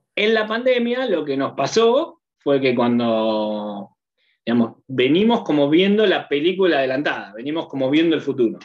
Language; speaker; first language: Spanish; native; Spanish